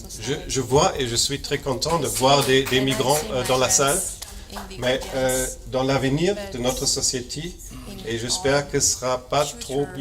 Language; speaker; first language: French; non-native, fluent; German